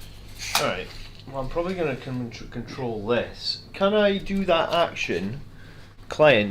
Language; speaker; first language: English; native; English